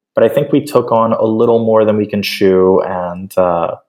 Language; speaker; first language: English; early bilingual, other home language; Spanish